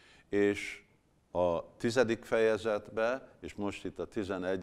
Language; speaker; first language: Hungarian; early bilingual, heritage; Hungarian